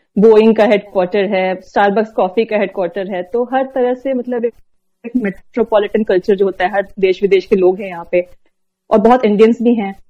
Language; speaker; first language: Hindi; native; Hindi